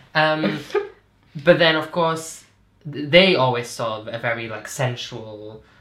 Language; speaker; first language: English; non-native, fluent; Portuguese